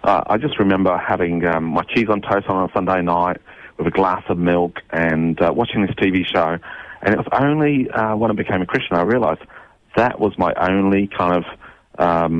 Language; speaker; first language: English; native; English